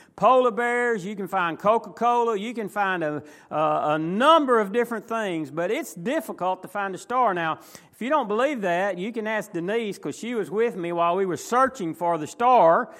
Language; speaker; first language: English; native; English